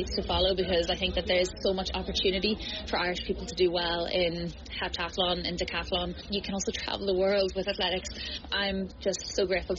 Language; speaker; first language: English; native; English